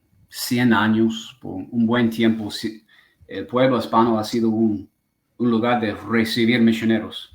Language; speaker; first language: Spanish; non-native, fluent; English